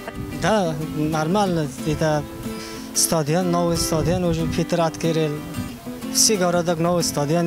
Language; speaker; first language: Russian; non-native, learner; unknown